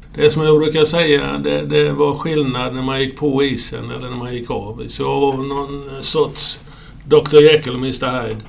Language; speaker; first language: Swedish; native; Swedish